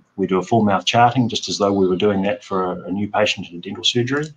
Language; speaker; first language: English; native; English